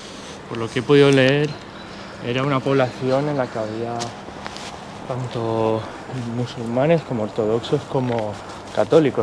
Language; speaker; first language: Spanish; native; Spanish